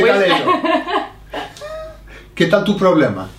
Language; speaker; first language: Spanish; non-native, fluent; English